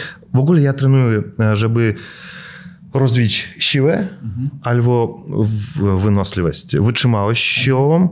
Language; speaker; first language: Polish; non-native, fluent; Russian